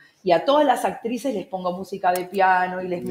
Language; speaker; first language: Spanish; native; Spanish